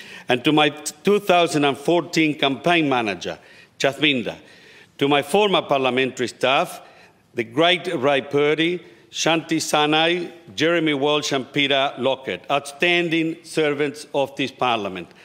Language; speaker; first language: English; non-native, fluent; Spanish